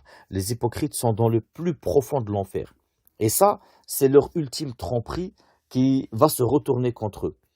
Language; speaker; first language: French; native; French